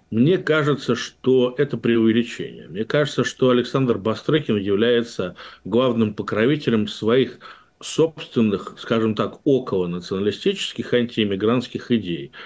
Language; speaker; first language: Russian; native; Russian